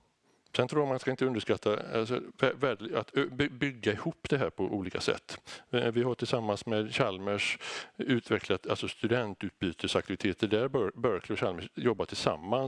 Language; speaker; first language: Swedish; native; Swedish